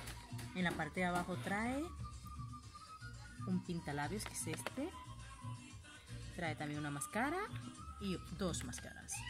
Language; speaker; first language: Spanish; native; Spanish